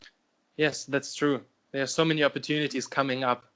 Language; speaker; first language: English; non-native, fluent; German